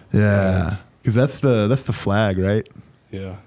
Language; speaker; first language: English; native; English